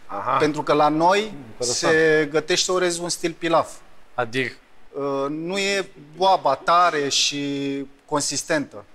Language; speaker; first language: Romanian; native; Romanian